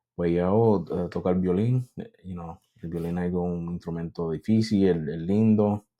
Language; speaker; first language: Spanish; early bilingual, heritage; Spanish